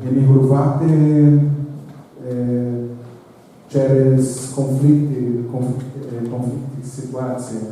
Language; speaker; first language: Ukrainian; non-native, learner; Portuguese